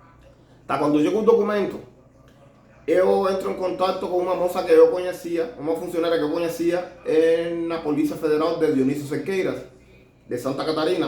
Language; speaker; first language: Portuguese; non-native, learner; Spanish